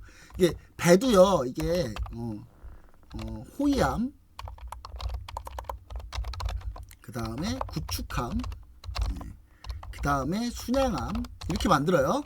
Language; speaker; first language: Korean; native; Korean